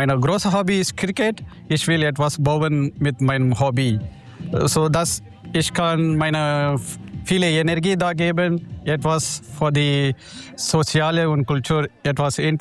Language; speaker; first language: German; non-native, learner; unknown